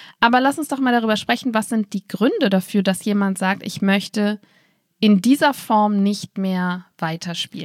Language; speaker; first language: German; native; German